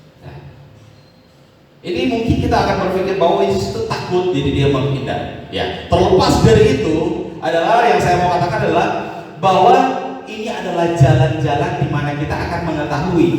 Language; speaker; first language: Indonesian; native; Indonesian